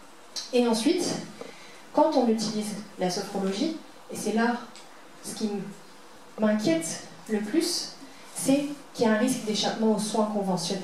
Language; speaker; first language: French; native; French